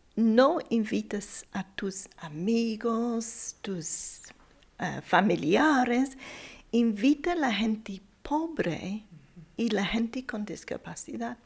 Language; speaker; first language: Spanish; non-native, fluent; English